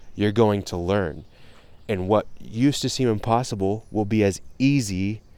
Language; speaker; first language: English; native; English